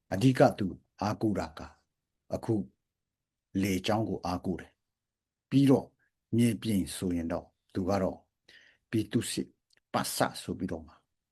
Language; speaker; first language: Burmese; non-native, local second language; Hakha Chin